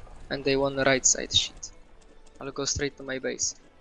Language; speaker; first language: English; non-native, fluent; Polish